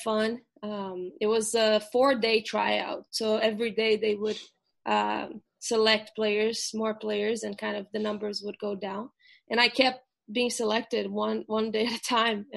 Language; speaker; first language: English; non-native, fluent; Portuguese